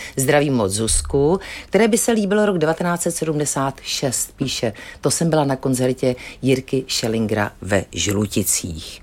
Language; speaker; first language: Czech; native; Czech